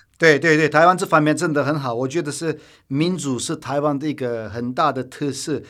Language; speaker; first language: Chinese; non-native, fluent; Turkish